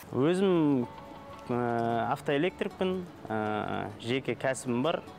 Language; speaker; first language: Kazakh; non-native, local second language; Uzbek